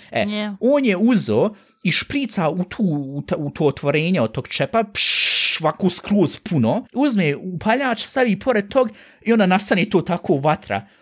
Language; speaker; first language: Bosnian; early bilingual, heritage; Bosnian